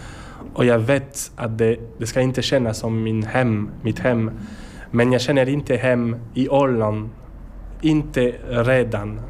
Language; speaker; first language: Swedish; non-native, learner; French